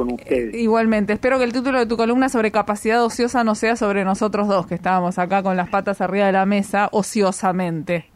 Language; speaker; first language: Spanish; native; Spanish